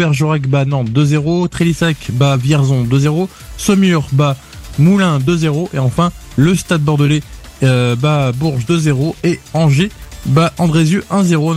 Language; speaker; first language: French; native; French